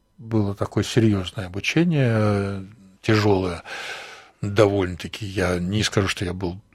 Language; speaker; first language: Russian; native; Russian